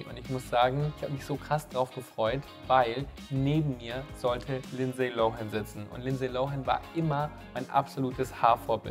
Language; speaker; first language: German; native; German